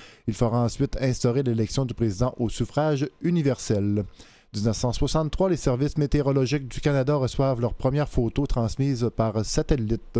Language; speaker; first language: French; native; French